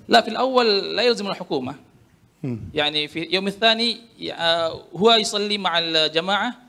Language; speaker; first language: Arabic; non-native, fluent; Indonesian